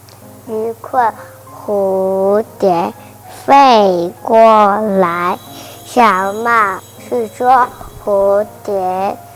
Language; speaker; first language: Chinese; non-native, local second language; Cantonese